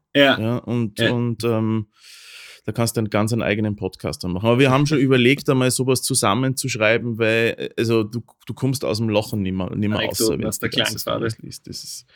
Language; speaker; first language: German; native; German